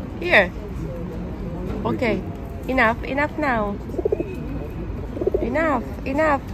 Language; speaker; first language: English; non-native, local second language; Filipino